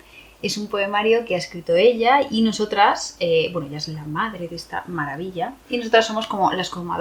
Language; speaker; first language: Spanish; native; Spanish